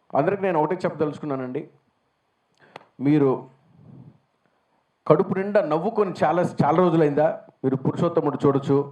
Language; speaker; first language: Telugu; native; Telugu